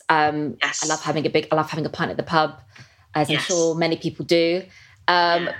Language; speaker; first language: English; native; English